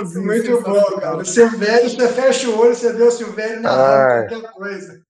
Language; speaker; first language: Portuguese; native; Portuguese